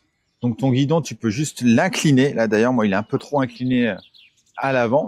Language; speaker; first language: French; native; French